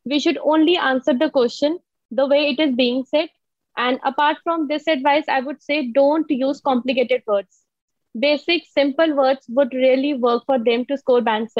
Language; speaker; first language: English; non-native, local second language; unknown